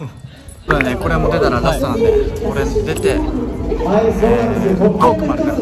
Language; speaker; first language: Japanese; native; Japanese